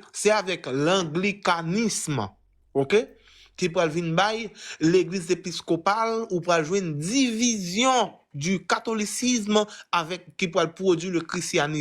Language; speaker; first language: French; non-native, local second language; Haitian Creole